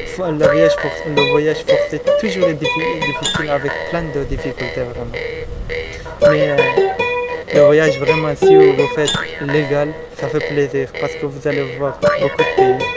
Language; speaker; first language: French; non-native, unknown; Persian